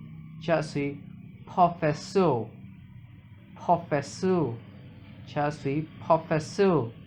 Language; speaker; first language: French; non-native, learner; Hindi